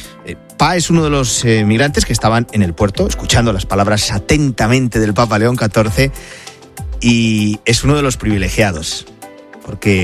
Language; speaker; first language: Spanish; native; Spanish